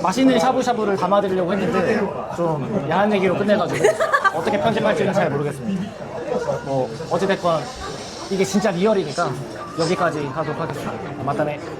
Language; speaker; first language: Korean; native; Korean